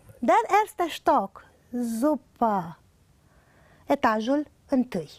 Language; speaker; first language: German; non-native, fluent; Romanian